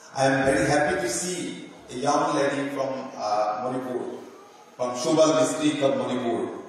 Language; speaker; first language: English; non-native, local second language; Assamese